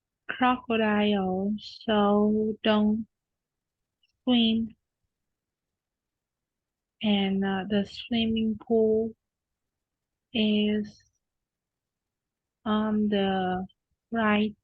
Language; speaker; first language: English; non-native, learner; Vietnamese